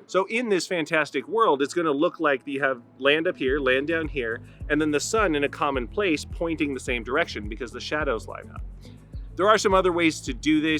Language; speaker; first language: English; native; English